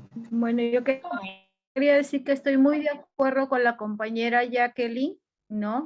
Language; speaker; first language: Spanish; native; Spanish